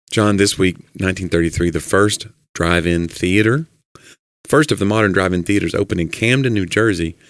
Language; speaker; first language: English; native; English